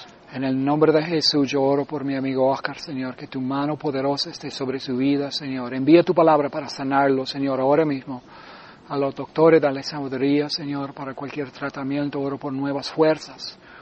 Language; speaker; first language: Spanish; non-native, fluent; English